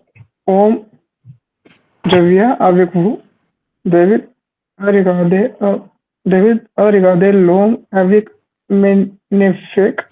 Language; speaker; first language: French; non-native, learner; Hindi